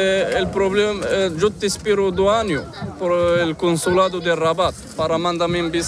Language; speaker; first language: Spanish; non-native, learner; Arabic